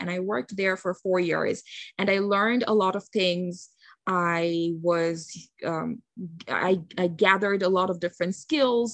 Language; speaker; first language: English; non-native, local second language; Bangla